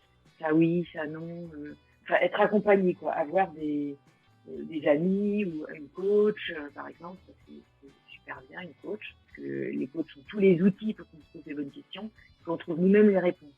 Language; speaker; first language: French; native; French